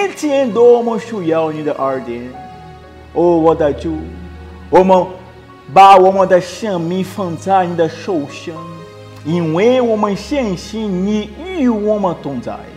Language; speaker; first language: Chinese; non-native, learner; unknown